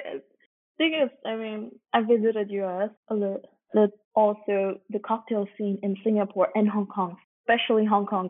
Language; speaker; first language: English; non-native, local second language; Cantonese